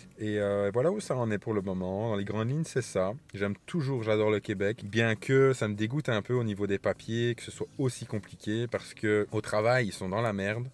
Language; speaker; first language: French; native; French